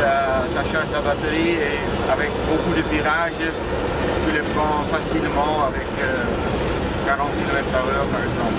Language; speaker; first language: French; non-native, fluent; Dutch